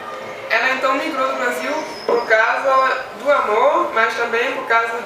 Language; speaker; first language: Portuguese; non-native, fluent; Swiss German